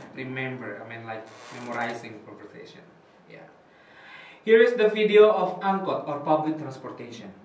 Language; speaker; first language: English; non-native, fluent; Indonesian